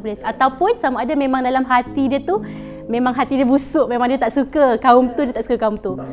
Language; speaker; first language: Malay; native; Malay